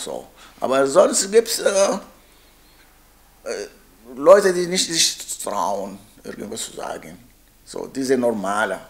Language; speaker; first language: German; non-native, learner; Arabic